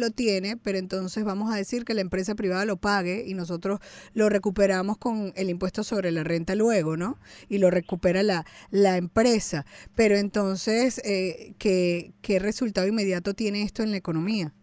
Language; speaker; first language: Spanish; native; Spanish